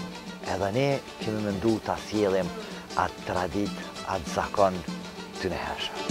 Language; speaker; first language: Albanian; native; Albanian